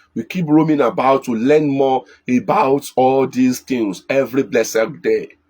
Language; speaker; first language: English; non-native, local second language; Yoruba